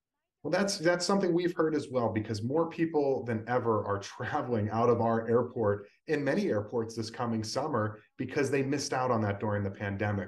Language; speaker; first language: English; native; English